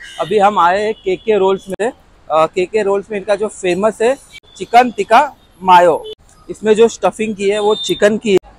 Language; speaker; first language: Hindi; non-native, local second language; Marathi